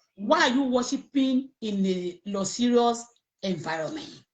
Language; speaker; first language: English; non-native, local second language; Yoruba